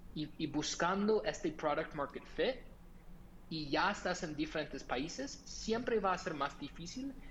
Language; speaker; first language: Spanish; non-native, fluent; English